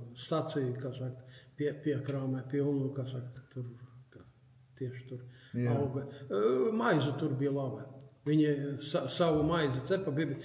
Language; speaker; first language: Latvian; native; Latvian